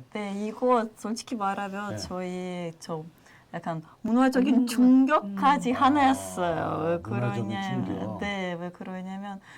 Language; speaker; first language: Korean; non-native, fluent; Russian